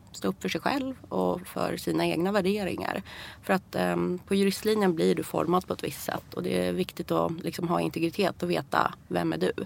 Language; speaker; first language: Swedish; early bilingual, other home language; Persian